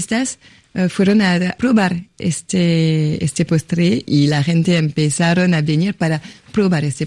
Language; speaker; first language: Spanish; non-native, fluent; French